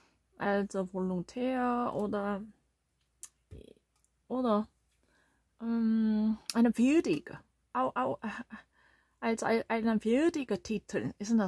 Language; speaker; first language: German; non-native, learner; Korean